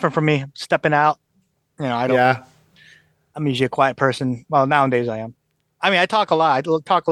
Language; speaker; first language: English; native; English